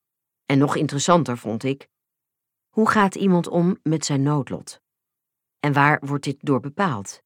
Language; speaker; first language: Dutch; native; Dutch